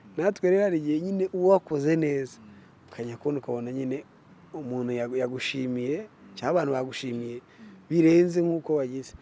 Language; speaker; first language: Kinyarwanda; early bilingual, other home language; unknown